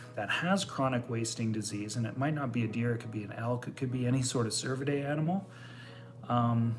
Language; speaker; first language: English; native; English